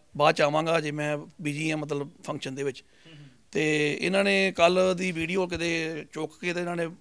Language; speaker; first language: Punjabi; native; Punjabi